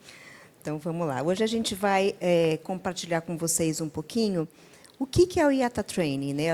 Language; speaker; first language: Portuguese; native; Portuguese